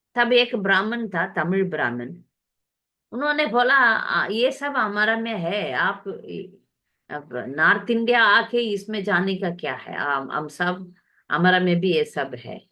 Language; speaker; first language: Hindi; non-native, local second language; Tamil